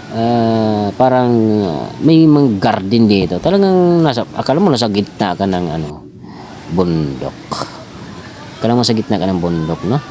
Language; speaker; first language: Filipino; non-native, local second language; Cebuano